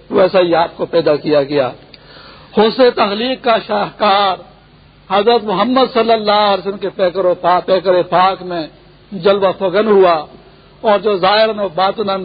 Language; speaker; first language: Urdu; non-native, local second language; Pashto